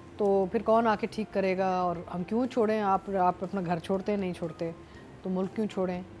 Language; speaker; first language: Urdu; native; Urdu